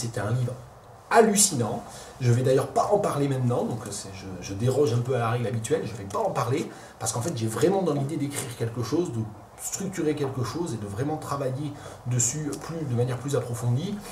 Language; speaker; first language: French; native; French